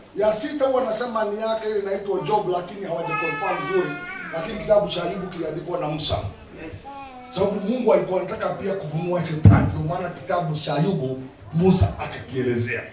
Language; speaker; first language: Swahili; non-native, local second language; Kikuyu